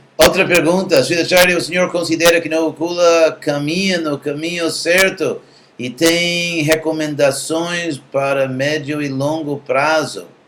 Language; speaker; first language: Portuguese; non-native, fluent; English